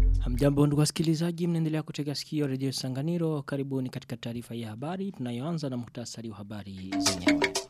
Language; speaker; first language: Swahili; non-native, local second language; Rundi